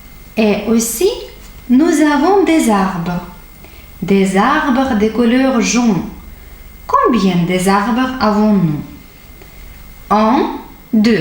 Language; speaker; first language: French; non-native, fluent; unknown